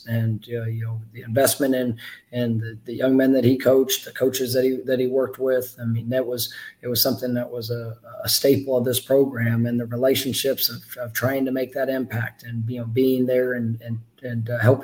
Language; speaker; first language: English; native; English